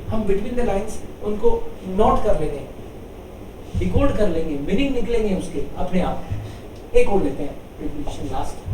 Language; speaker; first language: Hindi; native; Hindi